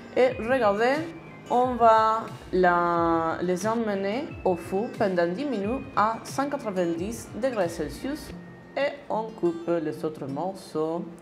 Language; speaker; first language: French; non-native, learner; Spanish